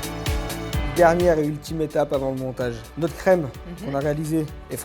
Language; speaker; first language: French; native; French